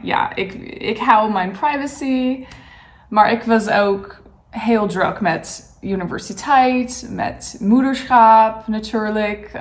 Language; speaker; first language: Dutch; non-native, learner; English